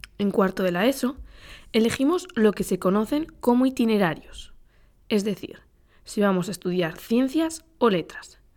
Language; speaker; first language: Spanish; native; Spanish